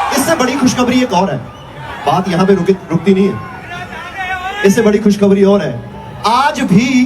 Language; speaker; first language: Hindi; non-native, local second language; Punjabi